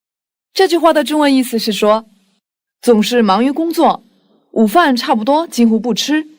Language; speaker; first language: Chinese; non-native, fluent; Korean